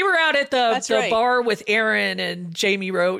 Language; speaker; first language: English; native; English